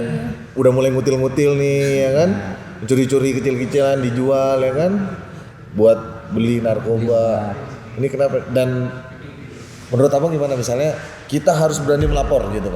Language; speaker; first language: Indonesian; native; Indonesian